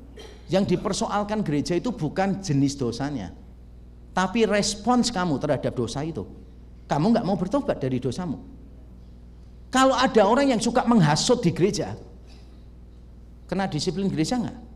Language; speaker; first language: Indonesian; native; Indonesian